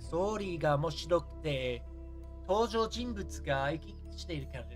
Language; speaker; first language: Japanese; non-native, learner; English